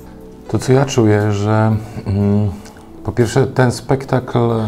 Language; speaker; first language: Ukrainian; non-native, learner; Polish